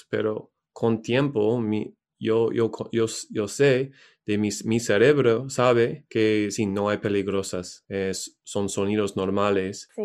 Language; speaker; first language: Spanish; non-native, learner; English